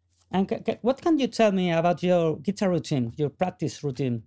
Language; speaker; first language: English; non-native, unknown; Spanish